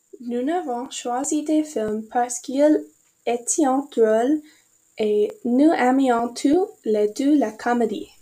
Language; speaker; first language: French; non-native, learner; English